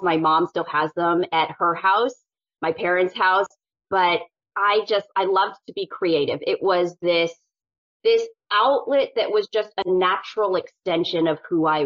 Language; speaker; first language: English; native; English